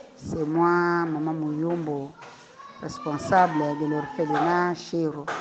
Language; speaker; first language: French; non-native, local second language; Lingala